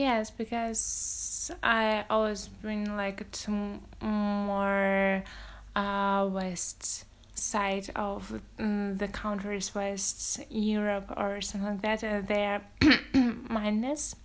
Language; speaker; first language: English; non-native, fluent; Russian